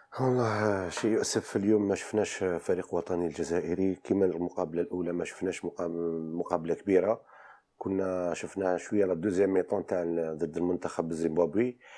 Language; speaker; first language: Arabic; native; Arabic